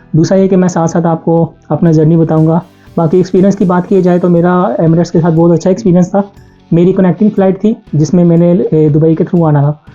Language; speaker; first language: Urdu; non-native, local second language; Punjabi